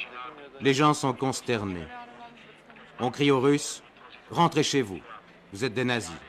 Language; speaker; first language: French; native; French